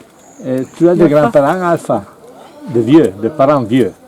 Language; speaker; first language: French; non-native, learner; Italian